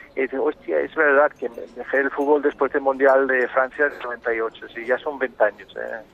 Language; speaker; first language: Spanish; non-native, fluent; Danish